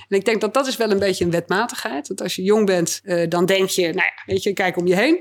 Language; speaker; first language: Dutch; native; Dutch